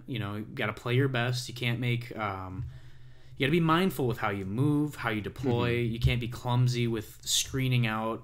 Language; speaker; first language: English; native; English